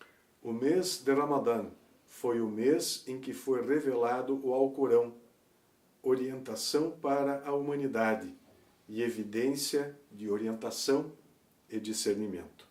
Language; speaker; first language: Portuguese; native; Portuguese